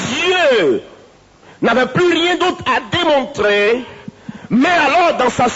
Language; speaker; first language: French; native; French